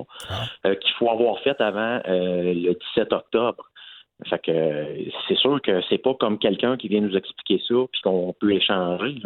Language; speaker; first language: French; native; French